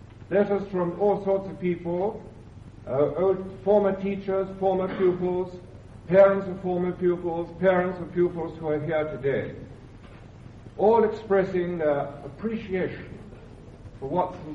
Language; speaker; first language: English; native; English